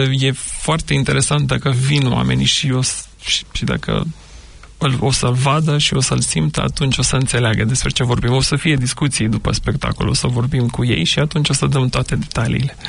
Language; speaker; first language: Romanian; non-native, fluent; Macedonian